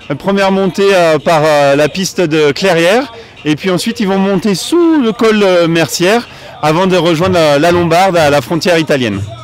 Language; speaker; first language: French; native; French